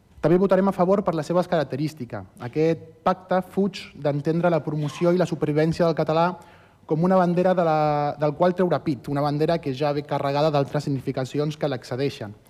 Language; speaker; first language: Catalan; early bilingual, other home language; Spanish